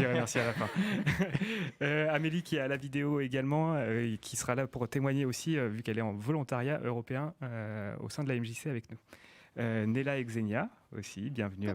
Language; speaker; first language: French; native; French